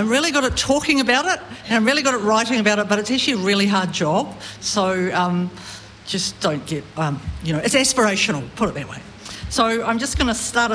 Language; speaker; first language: English; native; English